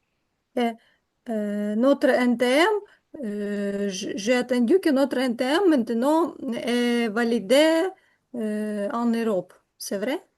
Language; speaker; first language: French; non-native, learner; Ukrainian